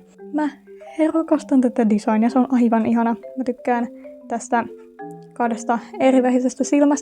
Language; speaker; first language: Finnish; native; Finnish